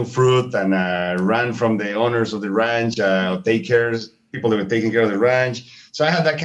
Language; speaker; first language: English; non-native, fluent; Spanish